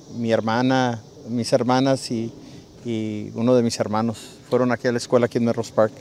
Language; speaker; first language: Spanish; native; Spanish